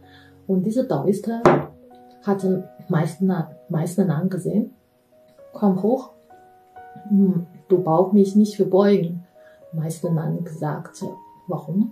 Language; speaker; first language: German; non-native, fluent; Chinese